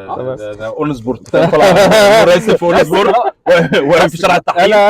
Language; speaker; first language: Arabic; native; Arabic